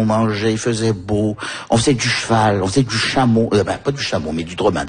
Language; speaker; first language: French; early bilingual, other home language; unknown